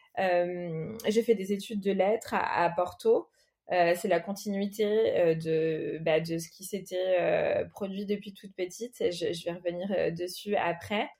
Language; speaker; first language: French; early bilingual, other home language; Portuguese